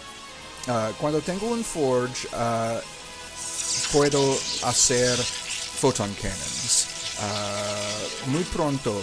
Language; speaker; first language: Spanish; non-native, learner; English